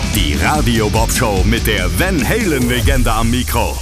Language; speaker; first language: German; native; German